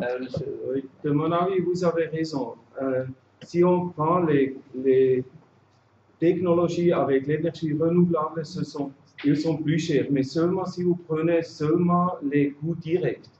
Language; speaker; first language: French; non-native, fluent; German